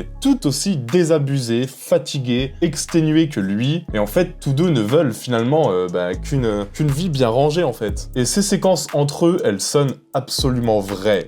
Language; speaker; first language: French; native; French